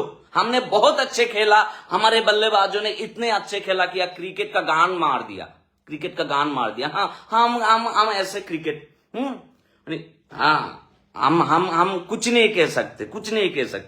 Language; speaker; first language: Hindi; non-native, learner; Bangla